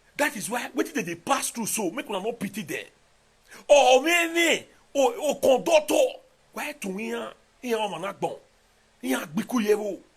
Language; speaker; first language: Nigerian Pidgin; native; Nigerian Pidgin